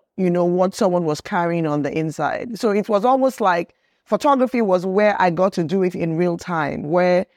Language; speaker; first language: English; non-native, local second language; Yoruba